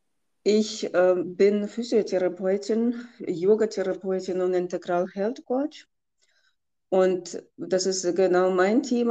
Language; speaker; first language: German; non-native, fluent; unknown